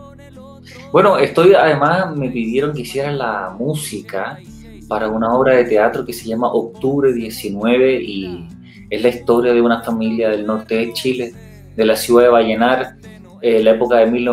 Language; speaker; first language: Spanish; native; Spanish